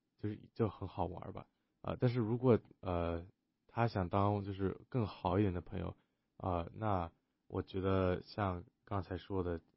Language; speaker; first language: Chinese; early bilingual, heritage; Chinese